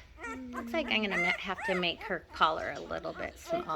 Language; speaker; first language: English; native; English